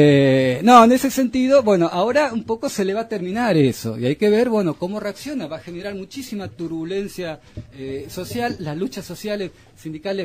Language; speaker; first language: Spanish; native; Spanish